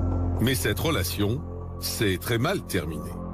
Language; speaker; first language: French; native; French